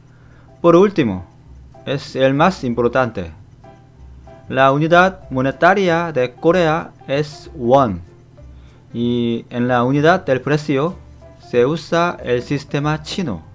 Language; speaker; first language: Spanish; non-native, fluent; Korean